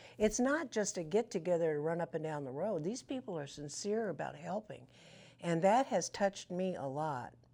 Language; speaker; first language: English; native; English